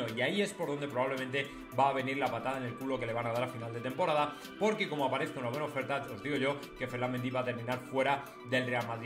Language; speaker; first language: Spanish; native; Spanish